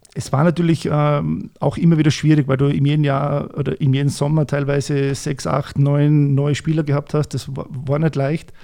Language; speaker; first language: German; native; German